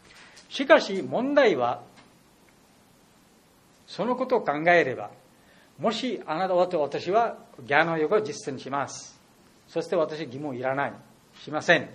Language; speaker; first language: Japanese; non-native, learner; Bangla